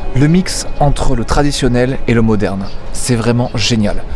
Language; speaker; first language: French; native; French